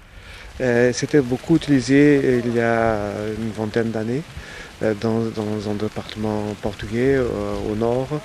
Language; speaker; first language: French; non-native, fluent; Portuguese